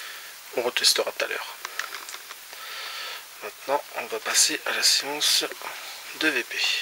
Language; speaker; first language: French; native; French